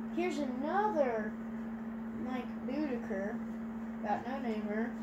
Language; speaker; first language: English; native; English